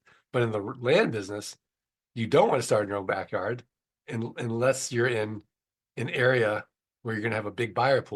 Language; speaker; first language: English; native; English